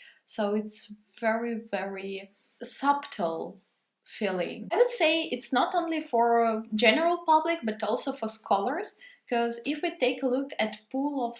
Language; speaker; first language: English; non-native, fluent; Russian